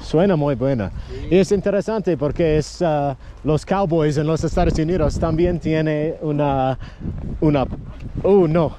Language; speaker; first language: Spanish; non-native, learner; English